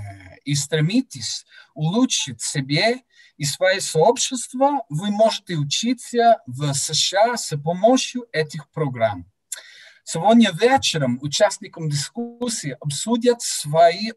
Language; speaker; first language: Russian; non-native, fluent; English